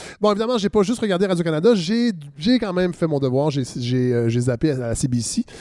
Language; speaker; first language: French; native; French